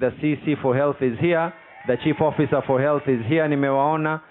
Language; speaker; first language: English; non-native, local second language; Swahili